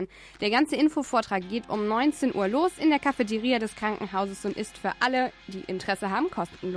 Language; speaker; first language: German; native; German